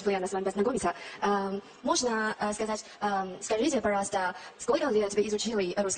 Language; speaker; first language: Russian; non-native, learner; Chinese